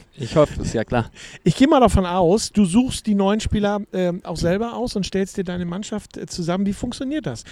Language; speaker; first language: German; non-native, fluent; Portuguese